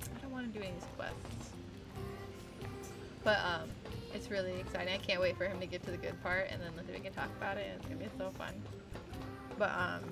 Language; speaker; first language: English; native; English